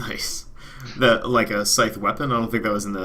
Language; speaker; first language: English; native; English